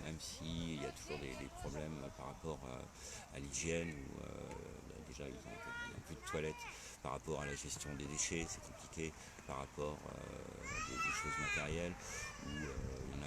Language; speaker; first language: French; native; French